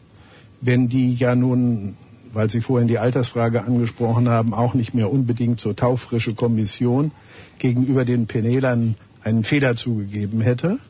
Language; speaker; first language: German; native; German